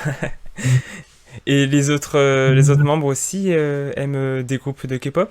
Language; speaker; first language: French; native; French